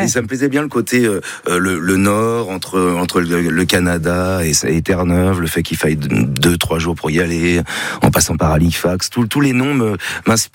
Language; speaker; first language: French; native; French